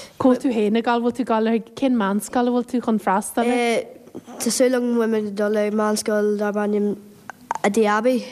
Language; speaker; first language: Irish; native; Irish